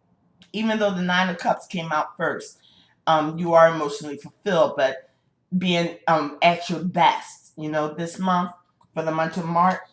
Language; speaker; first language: English; native; English